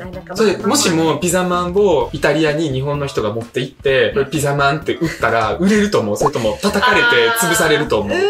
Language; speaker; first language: Japanese; early bilingual, other home language; Russian